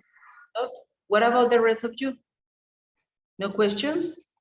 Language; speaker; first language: English; non-native, fluent; Spanish